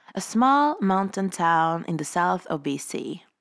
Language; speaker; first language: English; non-native, fluent; Swedish